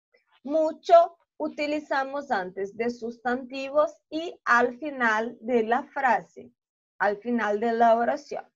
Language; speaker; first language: Spanish; non-native, fluent; Portuguese